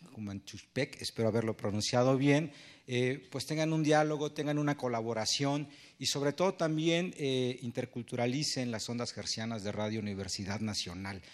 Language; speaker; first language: Spanish; non-native, local second language; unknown